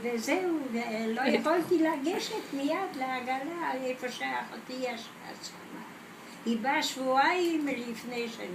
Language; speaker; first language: Hebrew; non-native, fluent; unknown